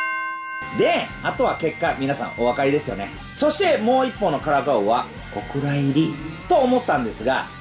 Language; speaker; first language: Japanese; early bilingual, other home language; English